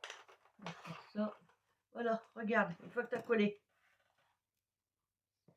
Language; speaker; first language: French; native; French